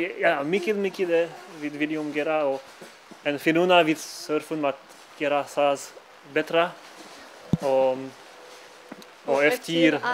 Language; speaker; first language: Icelandic; non-native, learner; Swiss German